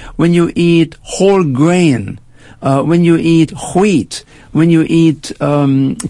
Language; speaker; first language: English; non-native, fluent; German